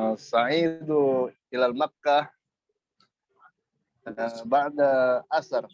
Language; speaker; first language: Arabic; non-native, learner; Indonesian